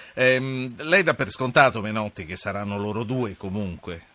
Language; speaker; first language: Italian; native; Italian